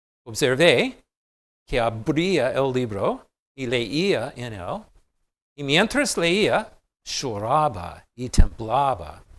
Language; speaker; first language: Spanish; non-native, fluent; English